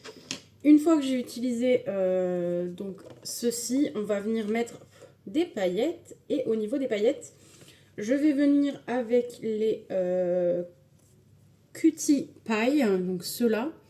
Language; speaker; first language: French; native; French